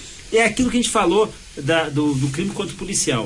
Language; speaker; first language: Portuguese; native; Portuguese